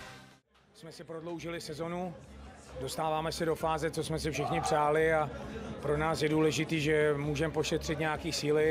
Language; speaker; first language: Czech; native; Czech